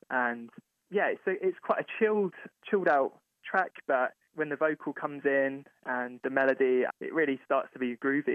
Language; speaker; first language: English; native; English